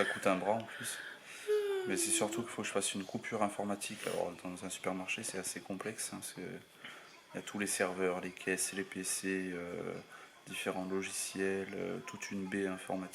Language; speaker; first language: French; native; French